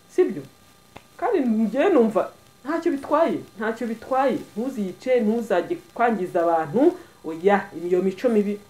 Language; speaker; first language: Kinyarwanda; early bilingual, heritage; Kinyarwanda